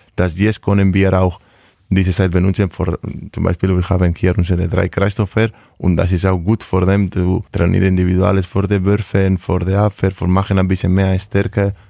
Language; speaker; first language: German; non-native, learner; Spanish